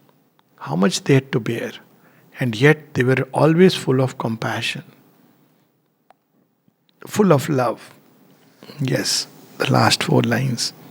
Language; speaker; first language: English; non-native, local second language; Hindi